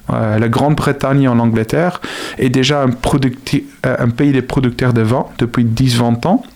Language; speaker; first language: French; non-native, fluent; Afrikaans